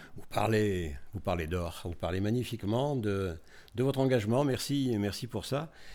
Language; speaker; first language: French; native; French